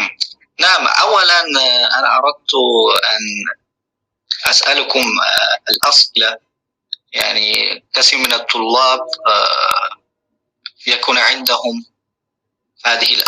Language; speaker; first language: Arabic; non-native, fluent; Uzbek